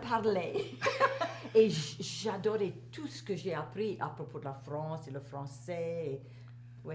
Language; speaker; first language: French; native; French